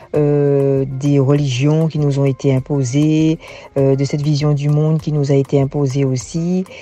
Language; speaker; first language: French; native; French